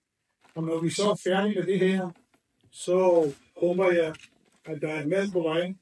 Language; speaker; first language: Danish; non-native, fluent; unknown